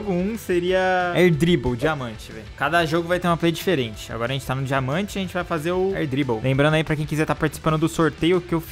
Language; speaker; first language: Portuguese; native; Portuguese